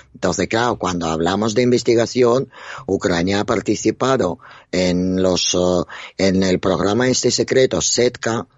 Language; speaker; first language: Spanish; non-native, fluent; Russian